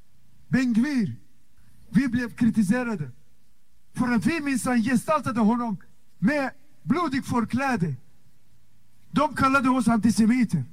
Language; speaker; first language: Swedish; non-native, fluent; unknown